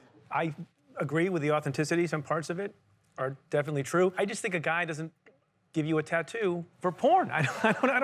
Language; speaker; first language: English; native; English